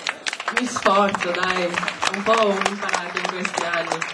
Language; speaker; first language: Italian; non-native, learner; Slovenian